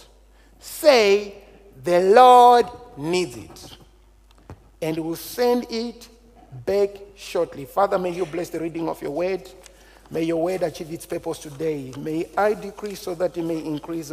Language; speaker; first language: English; non-native, local second language; Shona